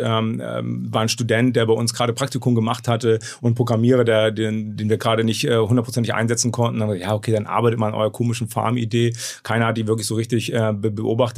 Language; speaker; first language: German; native; German